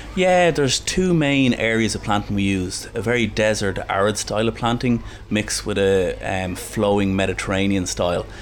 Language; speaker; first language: English; native; English